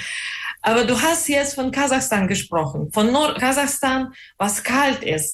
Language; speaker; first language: German; non-native, fluent; Russian